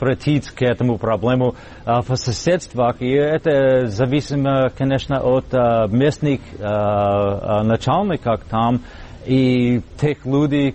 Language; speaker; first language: Russian; non-native, fluent; English